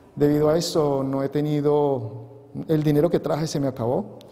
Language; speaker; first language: Spanish; native; Spanish